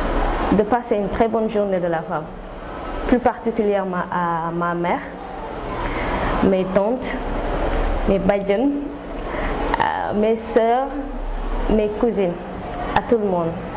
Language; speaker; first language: French; non-native, local second language; Wolof